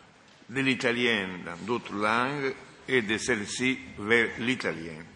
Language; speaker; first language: French; non-native, fluent; Italian